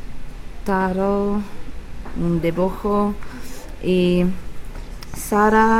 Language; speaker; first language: Spanish; non-native, learner; English